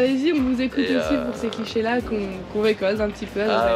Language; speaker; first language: French; native; French